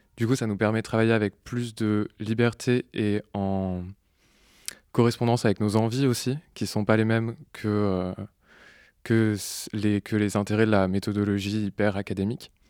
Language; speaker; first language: French; native; French